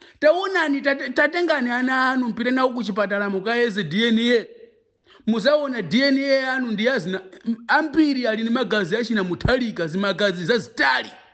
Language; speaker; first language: Nyanja; native; Nyanja